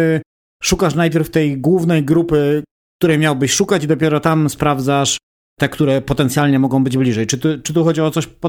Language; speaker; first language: Polish; native; Polish